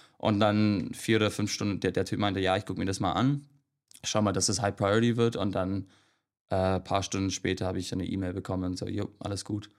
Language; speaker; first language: German; non-native, fluent; English